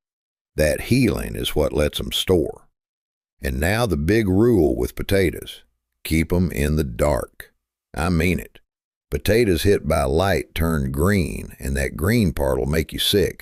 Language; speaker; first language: English; native; English